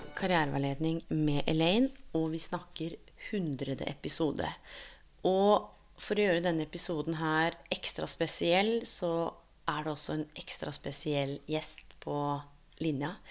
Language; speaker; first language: Norwegian; native; Norwegian